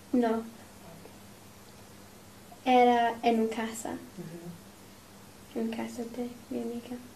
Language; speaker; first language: Spanish; non-native, learner; English